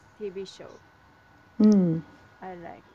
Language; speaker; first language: English; non-native, learner; Japanese